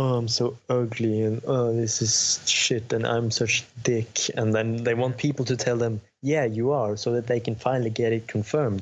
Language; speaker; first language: English; non-native, fluent; Norwegian